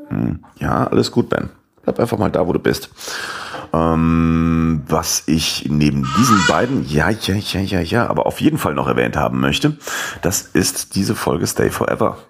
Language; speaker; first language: German; native; German